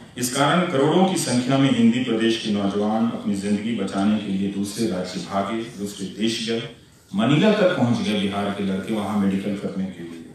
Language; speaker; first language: Hindi; non-native, local second language; Bhojpuri